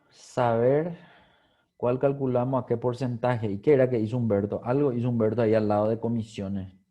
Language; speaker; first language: Spanish; native; Spanish